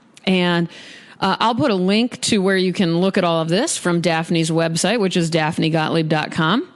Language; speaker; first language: English; native; English